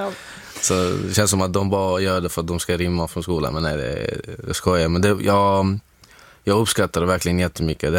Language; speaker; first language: Swedish; non-native, fluent; Arabic